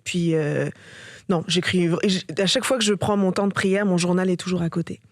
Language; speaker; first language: French; native; French